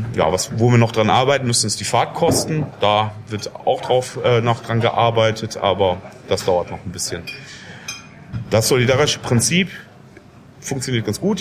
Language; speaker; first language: German; native; German